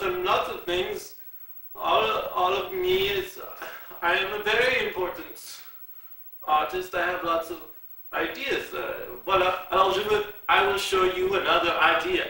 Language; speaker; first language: English; native; English